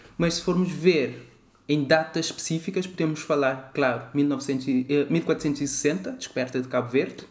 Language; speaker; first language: Portuguese; non-native, local second language; Kabuverdianu